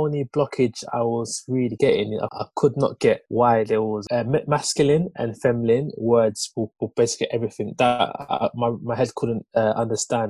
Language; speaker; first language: English; early bilingual, other home language; Lingala